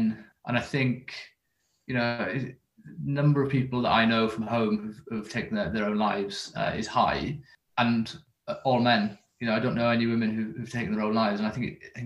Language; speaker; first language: English; native; English